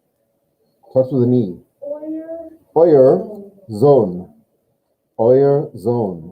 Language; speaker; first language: German; non-native, learner; English